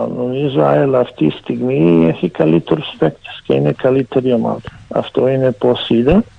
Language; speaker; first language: Greek; non-native, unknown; Serbian